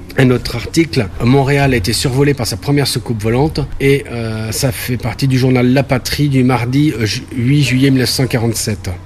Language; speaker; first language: French; native; French